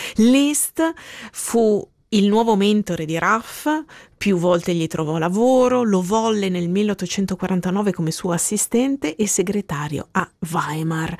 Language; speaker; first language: Italian; native; Italian